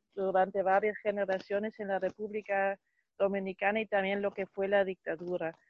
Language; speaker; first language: Spanish; non-native, fluent; German